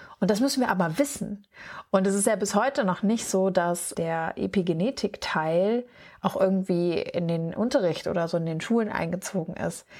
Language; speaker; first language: German; native; German